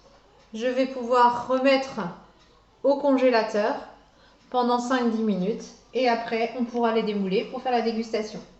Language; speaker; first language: French; native; French